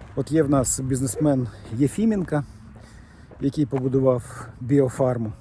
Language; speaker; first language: Ukrainian; non-native, fluent; Lithuanian